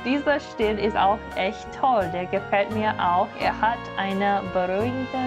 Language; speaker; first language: German; non-native, learner; English